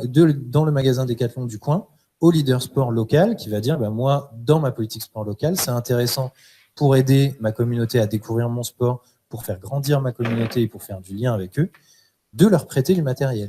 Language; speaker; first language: French; native; French